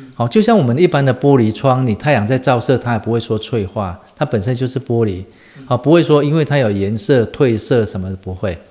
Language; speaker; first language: Chinese; native; Chinese